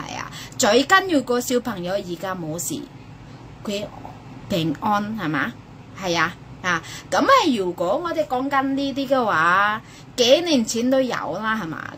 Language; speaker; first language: Cantonese; non-native, fluent; Indonesian